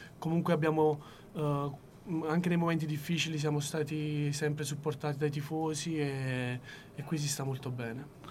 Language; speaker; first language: Italian; early bilingual, other home language; Ukrainian